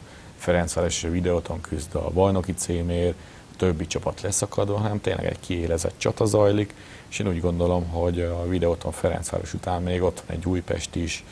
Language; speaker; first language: Hungarian; native; Hungarian